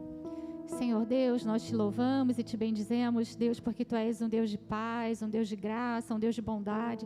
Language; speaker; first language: Portuguese; native; Portuguese